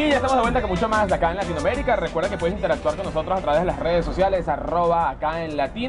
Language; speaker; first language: Spanish; native; Spanish